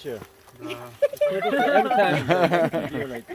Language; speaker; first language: English; non-native, learner; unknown